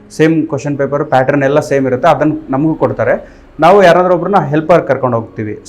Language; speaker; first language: Kannada; native; Kannada